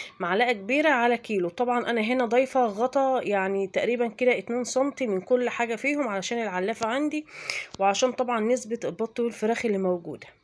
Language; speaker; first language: Arabic; native; Arabic